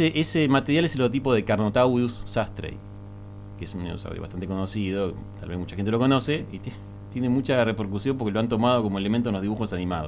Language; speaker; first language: Spanish; native; Spanish